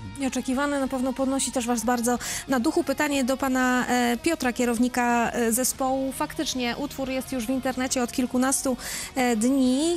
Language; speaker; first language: Polish; native; Polish